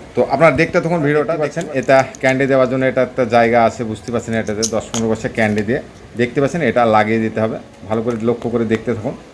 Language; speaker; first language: Bangla; native; Bangla